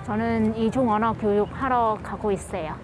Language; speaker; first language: Korean; non-native, fluent; Vietnamese